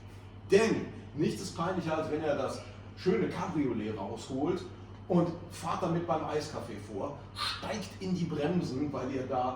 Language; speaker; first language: German; native; German